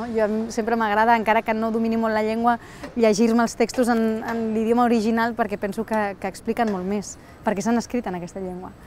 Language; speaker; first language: Catalan; non-native, local second language; Spanish